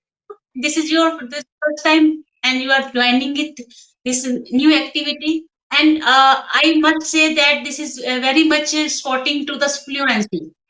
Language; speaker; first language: English; non-native, local second language; Hindi